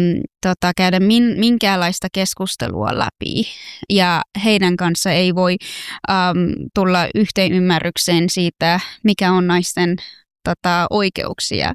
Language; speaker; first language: Finnish; non-native, fluent; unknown